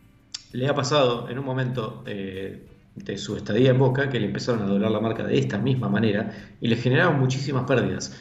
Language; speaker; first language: Spanish; native; Spanish